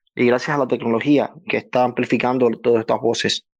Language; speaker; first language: Spanish; native; Spanish